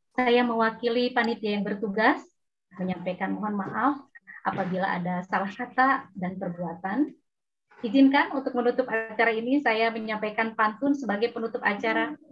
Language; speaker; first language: Indonesian; native; Indonesian